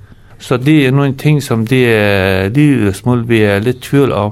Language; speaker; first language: Danish; non-native, fluent; Persian